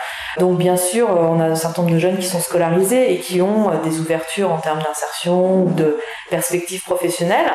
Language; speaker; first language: French; native; French